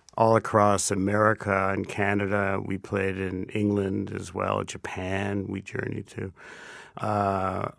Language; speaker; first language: English; native; English